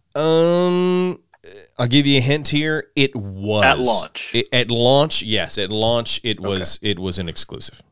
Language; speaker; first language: English; native; English